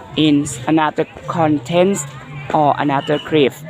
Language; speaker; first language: English; non-native, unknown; Thai